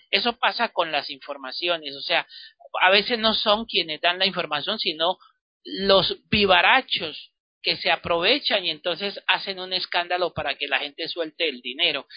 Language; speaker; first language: Spanish; native; Spanish